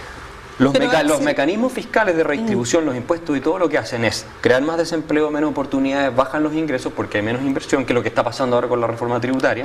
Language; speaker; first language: Spanish; native; Spanish